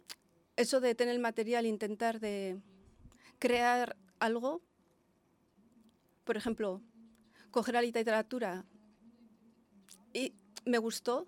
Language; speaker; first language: Spanish; non-native, fluent; Lithuanian